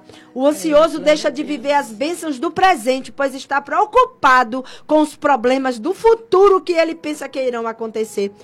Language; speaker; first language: Portuguese; native; Portuguese